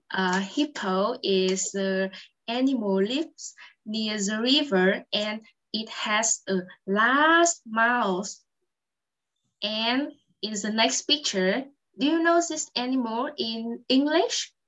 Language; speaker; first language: English; non-native, fluent; Vietnamese